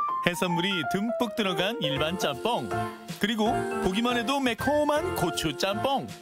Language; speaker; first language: Korean; native; Korean